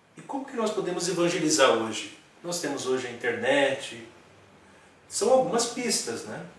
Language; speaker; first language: Portuguese; native; Portuguese